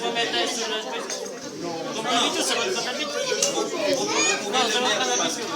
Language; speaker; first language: French; non-native, learner; Russian